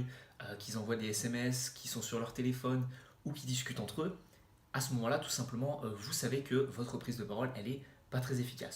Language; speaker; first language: French; native; French